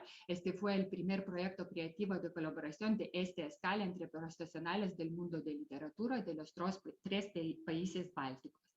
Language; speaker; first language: Spanish; non-native, fluent; Lithuanian